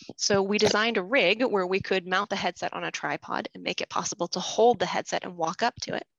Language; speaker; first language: English; native; English